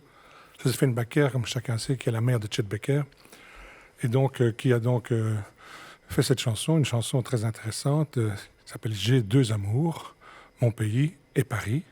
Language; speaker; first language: French; native; French